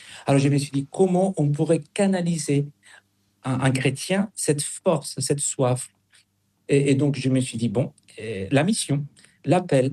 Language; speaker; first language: French; non-native, fluent; Spanish